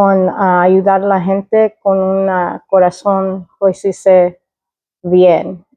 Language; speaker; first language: Spanish; early bilingual, heritage; Spanish